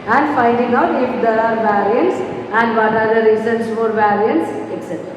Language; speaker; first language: English; non-native, local second language; Malayalam